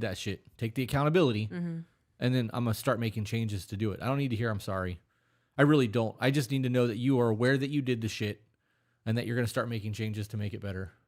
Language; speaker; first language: English; native; English